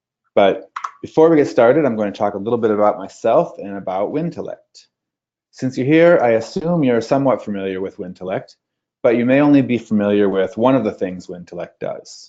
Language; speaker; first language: English; native; English